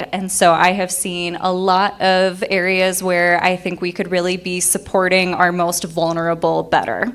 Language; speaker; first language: English; native; English